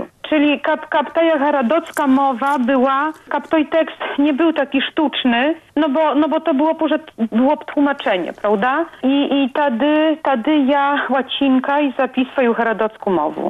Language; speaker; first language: Polish; non-native, local second language; Belarusian